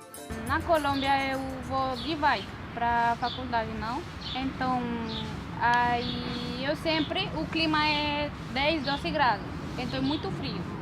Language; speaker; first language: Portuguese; non-native, learner; Spanish